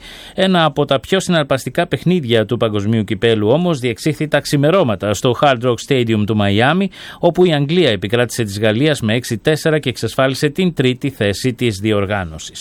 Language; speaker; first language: Greek; native; Greek